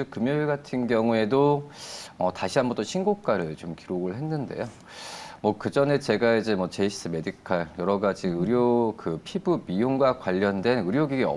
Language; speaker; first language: Korean; native; Korean